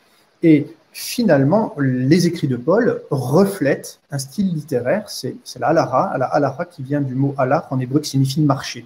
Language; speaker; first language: French; native; French